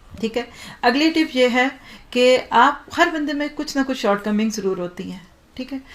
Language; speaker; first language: Urdu; native; Urdu